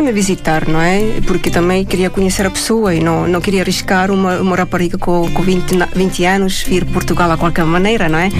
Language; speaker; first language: Portuguese; non-native, fluent; Estonian